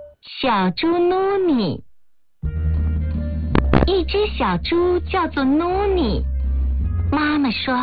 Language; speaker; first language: Chinese; native; Chinese